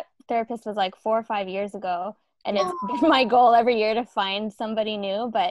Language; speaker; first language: English; early bilingual, other home language; Filipino